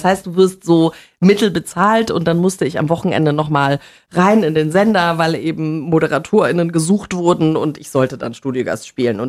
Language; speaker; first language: German; native; German